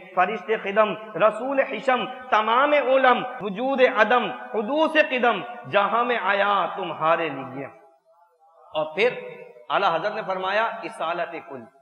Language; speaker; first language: Urdu; native; Urdu